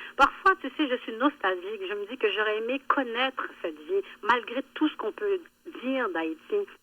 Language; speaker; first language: French; early bilingual, other home language; Haitian Creole